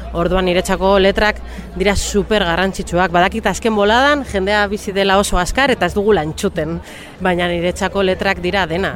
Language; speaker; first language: Basque; non-native, local second language; Spanish